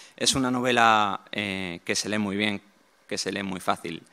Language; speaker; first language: Spanish; native; Spanish